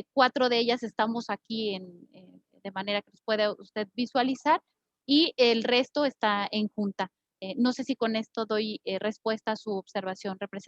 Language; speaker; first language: Spanish; native; Spanish